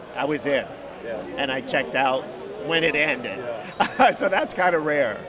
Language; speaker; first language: English; non-native, fluent; French